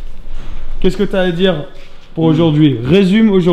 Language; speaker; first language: French; native; French